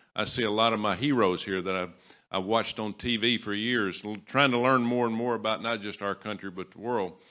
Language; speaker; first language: English; native; English